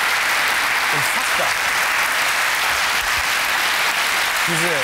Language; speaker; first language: German; native; German